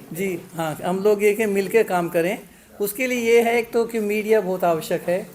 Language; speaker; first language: Hindi; native; Hindi